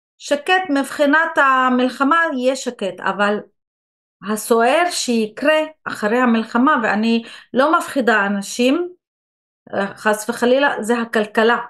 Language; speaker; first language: Hebrew; non-native, local second language; Arabic